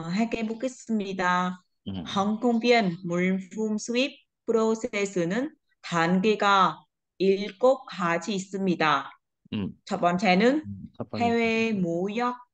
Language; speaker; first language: Korean; non-native, learner; Vietnamese